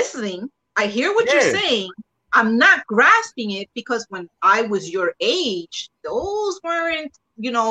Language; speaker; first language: English; early bilingual, other home language; Spanish